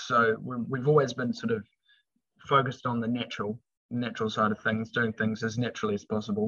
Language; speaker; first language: English; native; English